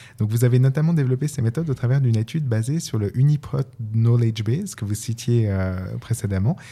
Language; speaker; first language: French; native; French